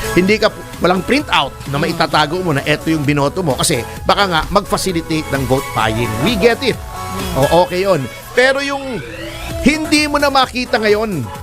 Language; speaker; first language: Filipino; native; Filipino